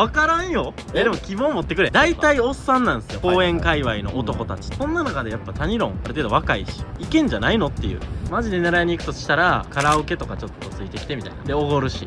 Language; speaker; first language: Japanese; native; Japanese